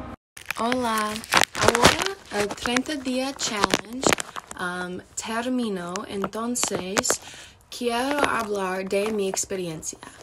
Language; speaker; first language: Spanish; non-native, learner; English